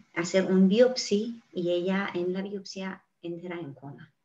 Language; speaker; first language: Spanish; non-native, fluent; Persian